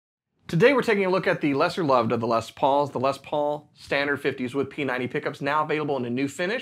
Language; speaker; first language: English; native; English